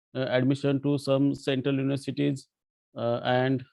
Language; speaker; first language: English; non-native, local second language; Marathi